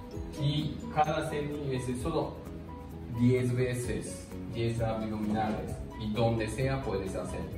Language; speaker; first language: Spanish; non-native, learner; Japanese